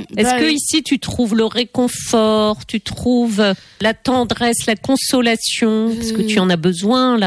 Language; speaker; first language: French; native; French